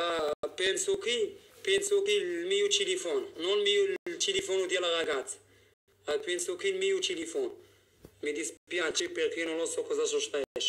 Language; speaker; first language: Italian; non-native, learner; Arabic